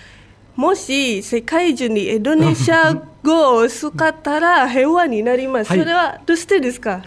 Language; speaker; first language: Japanese; non-native, fluent; Indonesian